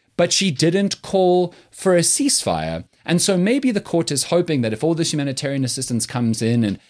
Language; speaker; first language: English; native; English